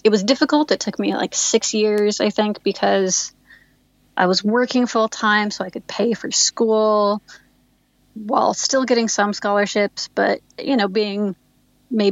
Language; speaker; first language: English; native; English